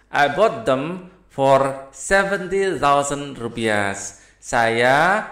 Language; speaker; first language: English; non-native, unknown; Indonesian